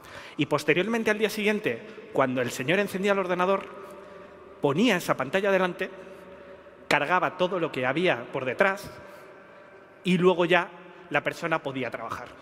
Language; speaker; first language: Spanish; native; Spanish